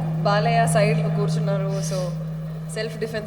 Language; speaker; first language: Telugu; non-native, learner; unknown